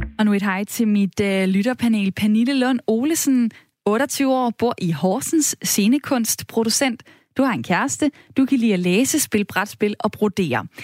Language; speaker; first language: Danish; native; Danish